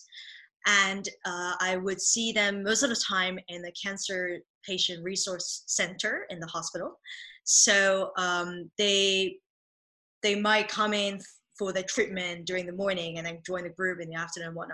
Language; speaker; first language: English; non-native, local second language; Cantonese